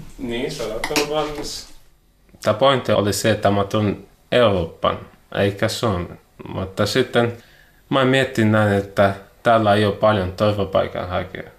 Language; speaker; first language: Finnish; non-native, learner; Arabic